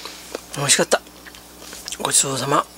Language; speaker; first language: Japanese; native; Japanese